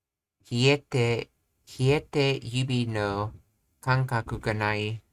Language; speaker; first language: Japanese; non-native, learner; English